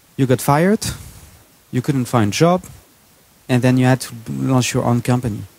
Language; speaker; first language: English; non-native, fluent; French